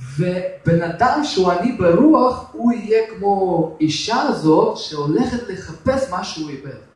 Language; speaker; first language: Hebrew; non-native, fluent; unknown